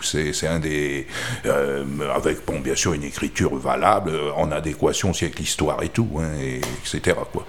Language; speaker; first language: French; native; French